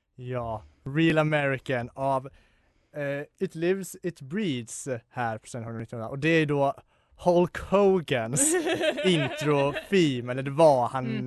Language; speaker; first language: Swedish; native; Swedish